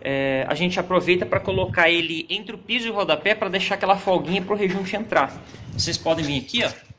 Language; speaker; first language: Portuguese; native; Portuguese